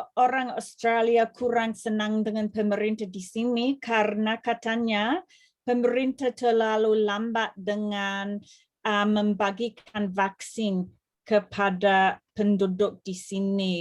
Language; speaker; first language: Indonesian; non-native, fluent; English